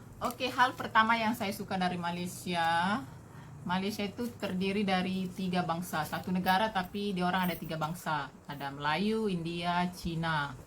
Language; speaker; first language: Indonesian; native; Indonesian